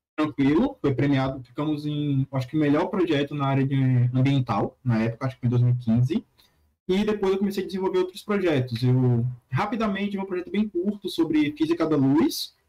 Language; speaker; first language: Portuguese; native; Portuguese